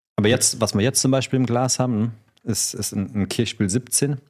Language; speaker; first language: German; native; German